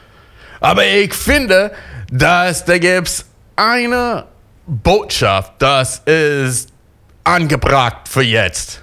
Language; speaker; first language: German; non-native, fluent; English